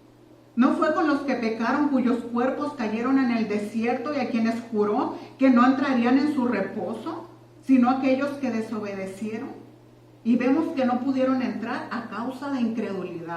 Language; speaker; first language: Spanish; native; Spanish